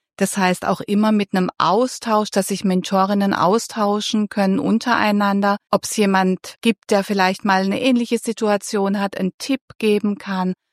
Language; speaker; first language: German; native; German